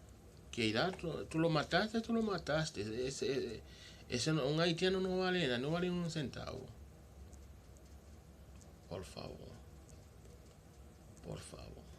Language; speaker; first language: Spanish; non-native, local second language; Haitian Creole